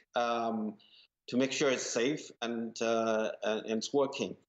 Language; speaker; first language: English; non-native, fluent; Chinese